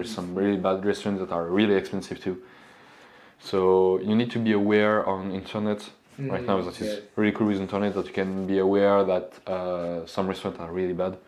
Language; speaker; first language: English; non-native, learner; French